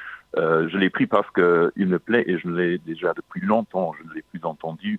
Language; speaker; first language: French; non-native, local second language; Luxembourgish